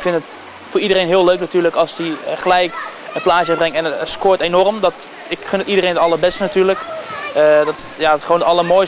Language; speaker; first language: Dutch; native; Dutch